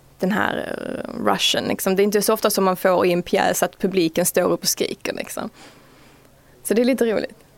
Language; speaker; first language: Swedish; native; Swedish